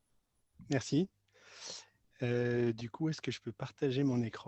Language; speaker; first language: French; native; French